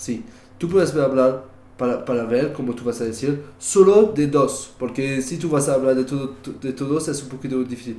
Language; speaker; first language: Spanish; non-native, learner; French